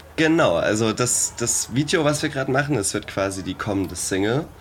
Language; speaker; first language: German; native; German